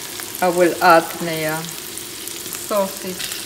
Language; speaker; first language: English; non-native, learner; Polish